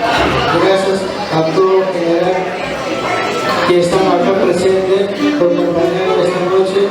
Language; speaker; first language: Spanish; non-native, local second language; Quechua